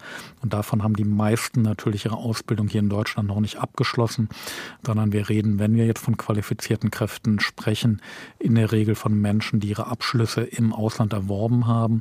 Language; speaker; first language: German; native; German